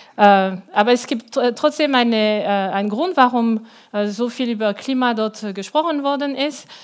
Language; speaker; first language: German; non-native, local second language; French